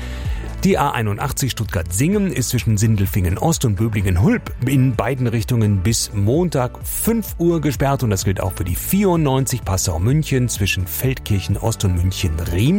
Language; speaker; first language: German; native; German